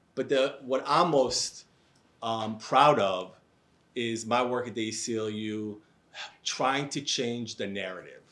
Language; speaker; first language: English; native; English